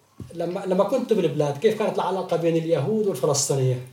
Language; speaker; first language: Swedish; non-native, fluent; Arabic